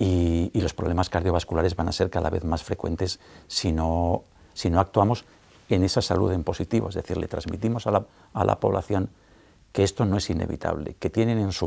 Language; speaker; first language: Spanish; native; Spanish